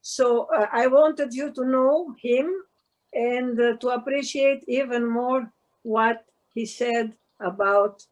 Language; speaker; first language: English; non-native, fluent; Greek